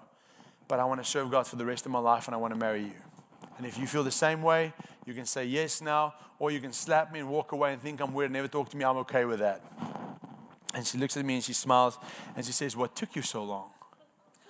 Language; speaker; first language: English; non-native, local second language; Afrikaans